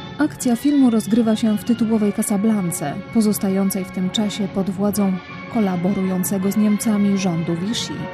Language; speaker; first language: Polish; native; Polish